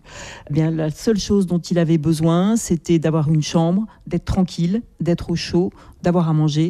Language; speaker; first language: French; native; French